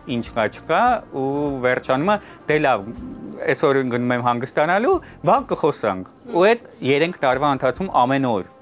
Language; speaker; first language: Armenian; native; Armenian